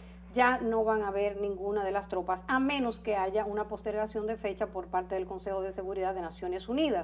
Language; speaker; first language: Spanish; native; Spanish